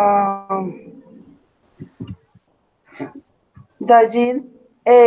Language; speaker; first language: English; non-native, learner; Spanish